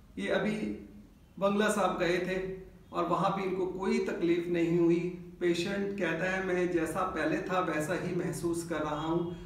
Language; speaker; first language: Hindi; native; Hindi